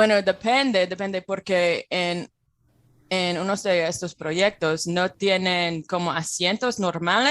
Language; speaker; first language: Spanish; non-native, fluent; English